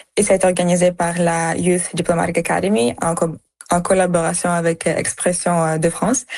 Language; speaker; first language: French; early bilingual, other home language; Russian